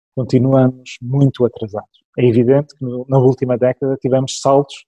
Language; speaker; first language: Portuguese; early bilingual, other home language; English